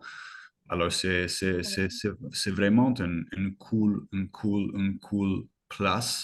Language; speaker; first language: French; non-native, fluent; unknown